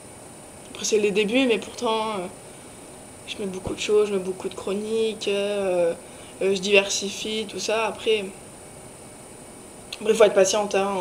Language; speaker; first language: French; native; French